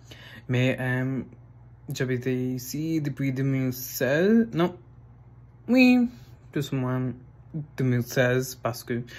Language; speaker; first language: French; non-native, fluent; English